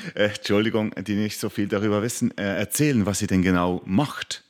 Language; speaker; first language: German; native; German